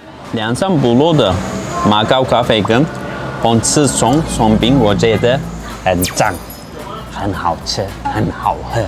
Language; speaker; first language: Chinese; non-native, fluent; Turkish